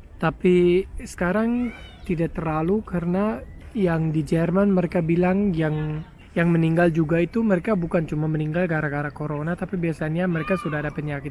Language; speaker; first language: Indonesian; non-native, fluent; German